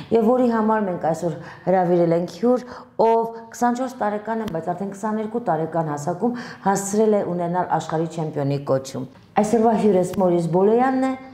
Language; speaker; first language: Armenian; native; Armenian